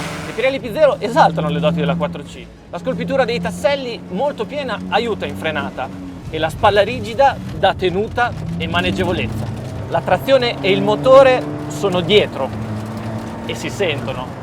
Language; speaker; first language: Italian; native; Italian